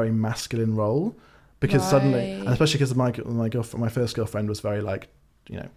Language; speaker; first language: English; native; English